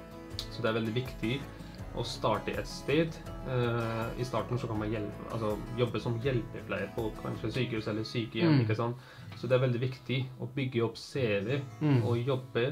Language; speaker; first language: Norwegian; early bilingual, other home language; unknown